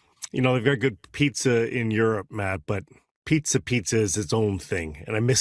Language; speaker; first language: English; native; English